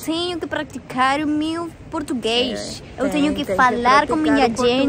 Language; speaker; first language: Portuguese; early bilingual, heritage; Spanish